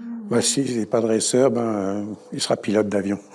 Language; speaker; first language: French; native; French